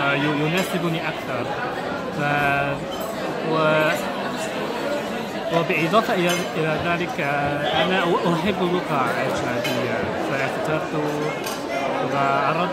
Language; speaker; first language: Arabic; non-native, learner; Chinese